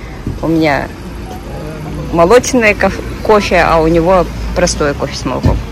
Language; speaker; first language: Russian; native; Russian